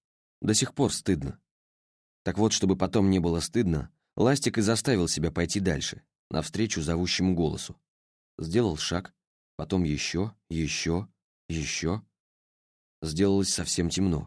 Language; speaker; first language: Russian; native; Russian